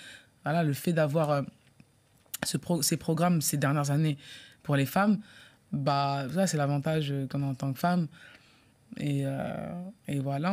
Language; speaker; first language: French; native; French